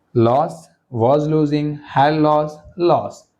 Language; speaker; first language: English; non-native, local second language; Telugu